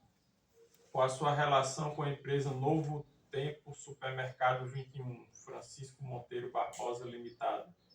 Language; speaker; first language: Portuguese; native; Portuguese